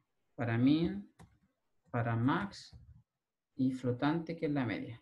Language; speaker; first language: Spanish; native; Spanish